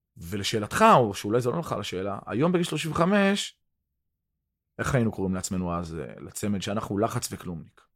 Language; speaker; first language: Hebrew; early bilingual, other home language; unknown